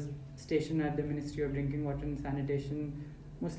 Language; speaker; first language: English; non-native, local second language; Hindi